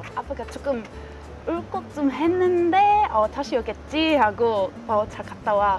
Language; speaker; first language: Korean; non-native, fluent; English